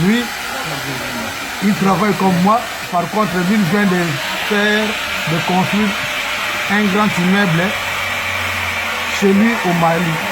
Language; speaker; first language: French; non-native, local second language; Lingala